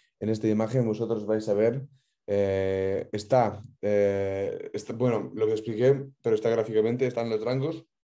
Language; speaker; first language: Spanish; non-native, fluent; Ukrainian